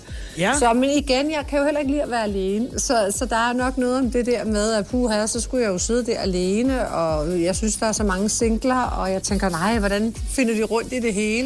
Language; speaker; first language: Danish; native; Danish